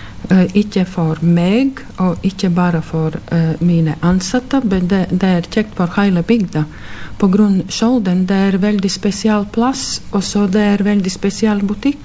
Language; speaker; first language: Norwegian; non-native, fluent; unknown